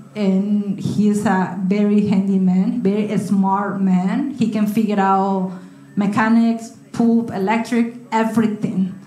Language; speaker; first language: English; non-native, learner; Spanish